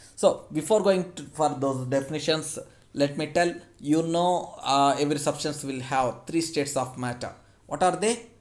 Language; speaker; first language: English; non-native, local second language; Telugu